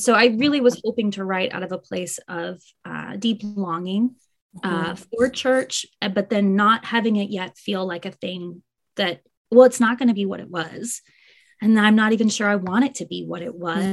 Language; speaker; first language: English; native; English